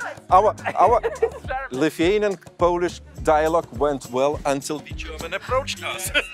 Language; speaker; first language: English; non-native, fluent; Lithuanian